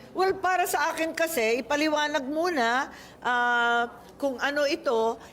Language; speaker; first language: Filipino; native; Filipino